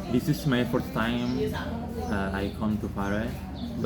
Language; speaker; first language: English; non-native, learner; Indonesian